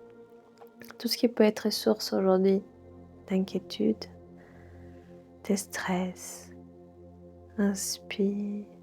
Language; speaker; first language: French; non-native, fluent; Spanish